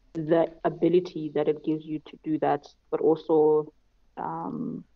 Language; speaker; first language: English; non-native, local second language; Xhosa